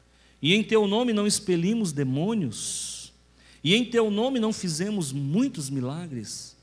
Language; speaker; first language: Portuguese; native; Portuguese